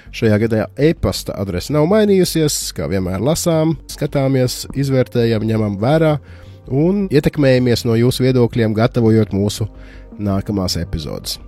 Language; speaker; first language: Latvian; native; Latvian